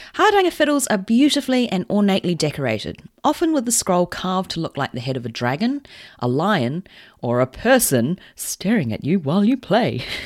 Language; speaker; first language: English; native; English